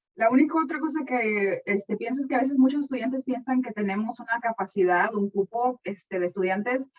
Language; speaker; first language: Spanish; early bilingual, heritage; Spanish